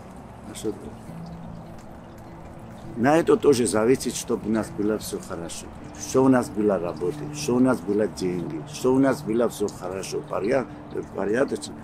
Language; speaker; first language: Russian; non-native, fluent; Georgian